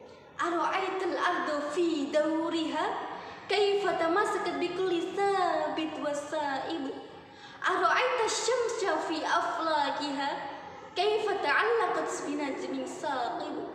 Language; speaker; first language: Arabic; non-native, fluent; Indonesian